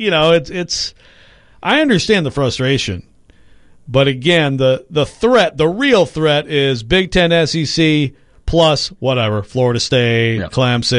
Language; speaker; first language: English; native; English